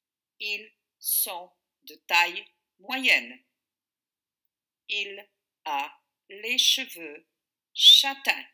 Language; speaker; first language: French; non-native, fluent; Portuguese